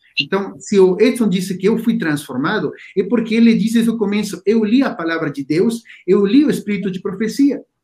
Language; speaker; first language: Portuguese; non-native, fluent; Spanish